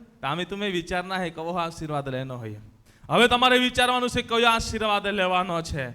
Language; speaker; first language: Gujarati; non-native, local second language; Gamit